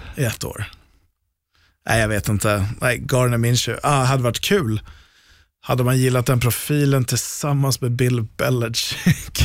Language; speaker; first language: Swedish; native; Swedish